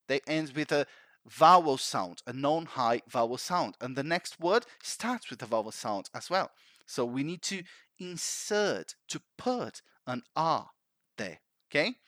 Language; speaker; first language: English; non-native, fluent; Portuguese